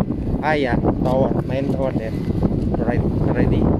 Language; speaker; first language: English; non-native, learner; Indonesian